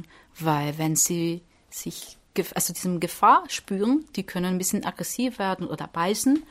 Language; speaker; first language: German; non-native, fluent; Portuguese